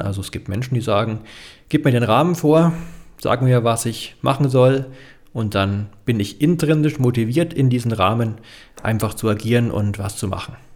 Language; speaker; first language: German; native; German